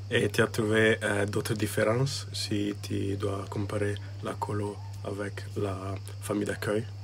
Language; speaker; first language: French; non-native, fluent; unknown